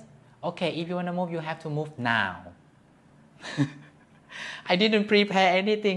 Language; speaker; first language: English; non-native, learner; Thai